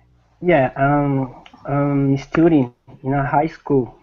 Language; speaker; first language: English; non-native, learner; Portuguese